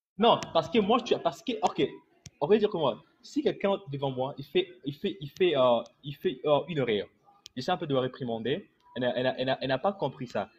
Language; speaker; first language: French; non-native, local second language; Lingala